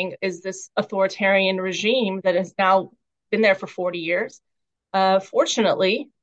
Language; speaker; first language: English; early bilingual, other home language; Persian